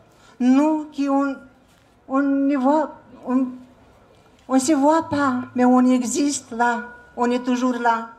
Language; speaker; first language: French; non-native, learner; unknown